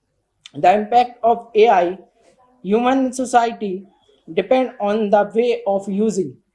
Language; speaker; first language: English; non-native, learner; Hindi